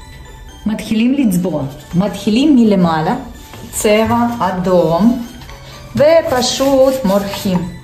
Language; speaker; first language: Hebrew; non-native, fluent; Russian